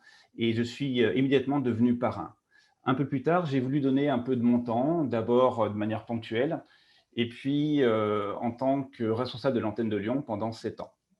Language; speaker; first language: French; native; French